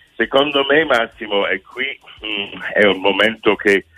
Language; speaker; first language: Italian; non-native, fluent; English